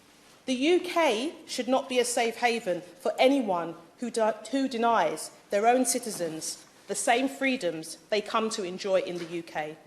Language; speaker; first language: English; native; English